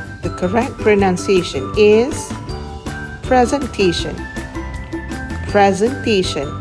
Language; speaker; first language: English; non-native, local second language; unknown